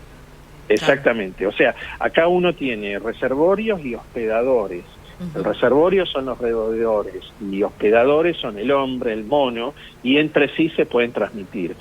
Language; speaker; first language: Spanish; native; Spanish